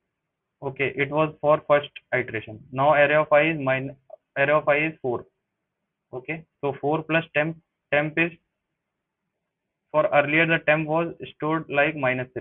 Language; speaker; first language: English; non-native, local second language; Hindi